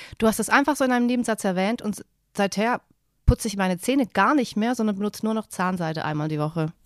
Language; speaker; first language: German; native; German